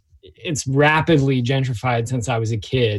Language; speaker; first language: English; native; English